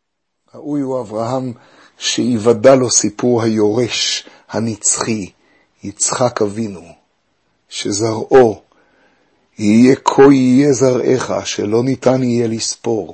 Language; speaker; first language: Hebrew; native; Hebrew